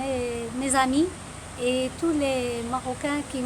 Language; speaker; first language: French; non-native, local second language; Arabic